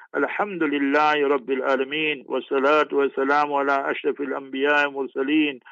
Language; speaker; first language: Arabic; non-native, fluent; English